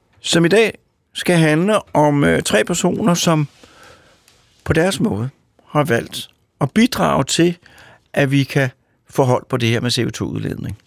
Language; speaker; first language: Danish; native; Danish